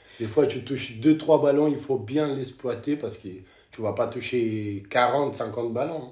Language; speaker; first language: French; non-native, fluent; Kabuverdianu